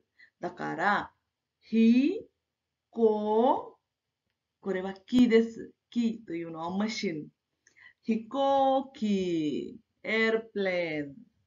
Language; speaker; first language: Japanese; non-native, fluent; Marathi